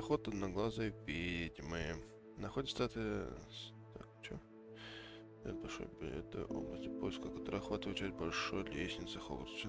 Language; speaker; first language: Russian; native; Russian